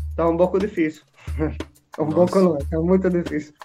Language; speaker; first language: Portuguese; non-native, learner; Arabic